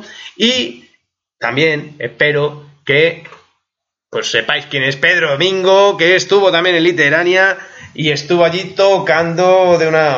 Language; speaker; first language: Spanish; native; Spanish